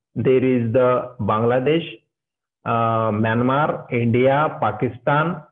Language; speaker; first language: English; non-native, local second language; Marathi